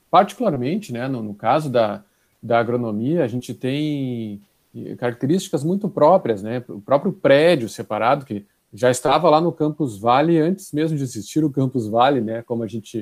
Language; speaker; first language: Portuguese; native; Portuguese